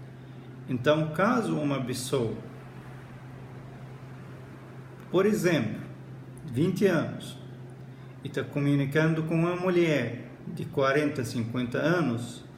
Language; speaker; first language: Portuguese; non-native, fluent; Arabic